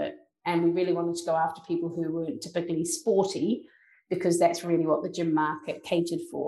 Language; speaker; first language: English; native; English